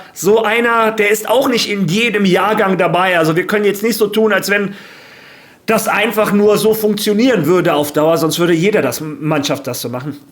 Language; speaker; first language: German; native; German